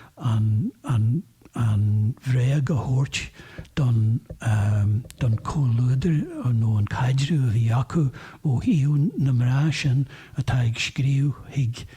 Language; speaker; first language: Irish; native; Irish